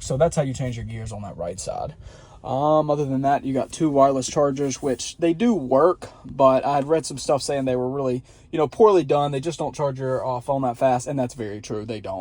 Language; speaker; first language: English; native; English